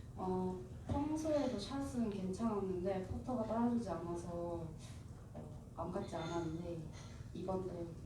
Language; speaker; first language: Korean; native; Korean